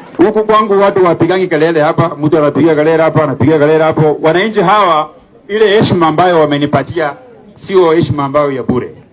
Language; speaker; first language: Swahili; non-native, local second language; Luyia